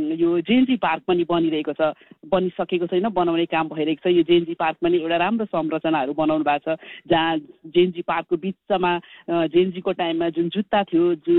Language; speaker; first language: Nepali; native; Nepali